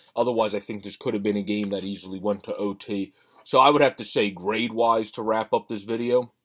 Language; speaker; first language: English; native; English